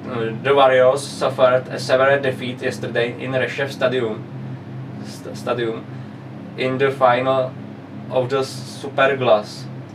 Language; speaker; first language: English; non-native, learner; Czech